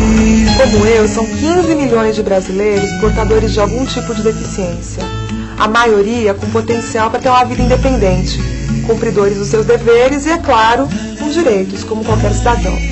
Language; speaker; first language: Portuguese; native; Portuguese